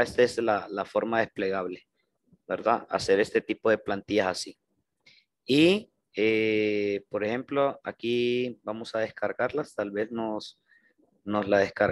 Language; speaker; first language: Spanish; native; Spanish